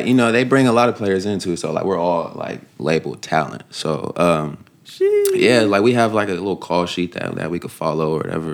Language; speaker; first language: English; native; English